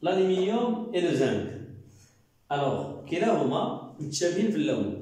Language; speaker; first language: French; non-native, local second language; Arabic